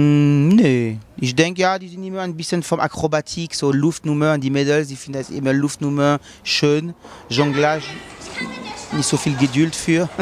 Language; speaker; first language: German; non-native, learner; French